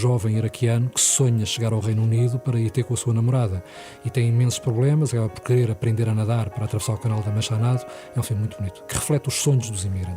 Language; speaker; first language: Portuguese; native; Portuguese